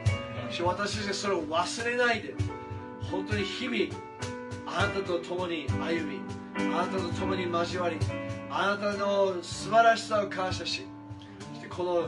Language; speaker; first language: Japanese; non-native, fluent; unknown